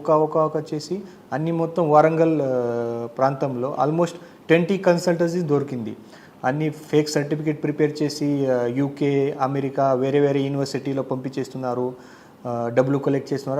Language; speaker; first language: Telugu; non-native, fluent; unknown